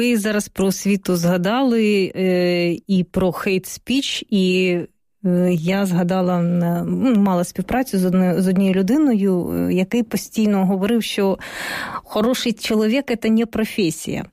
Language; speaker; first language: Ukrainian; native; Ukrainian